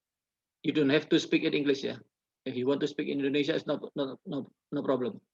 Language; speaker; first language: English; non-native, learner; Indonesian